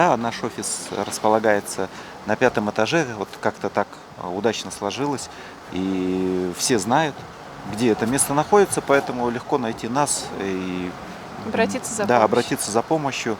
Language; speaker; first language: Russian; native; Russian